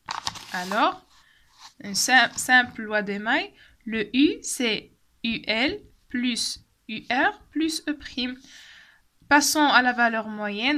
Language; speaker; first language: French; non-native, local second language; Arabic